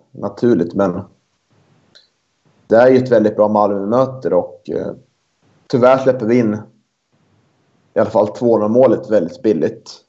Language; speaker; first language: Swedish; native; Swedish